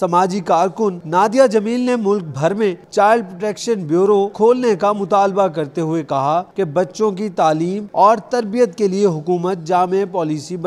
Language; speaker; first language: Urdu; native; Urdu